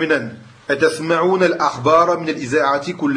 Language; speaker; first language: Arabic; non-native, fluent; French